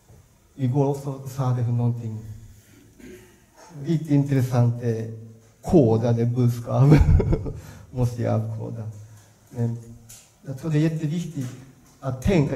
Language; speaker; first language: Swedish; non-native, fluent; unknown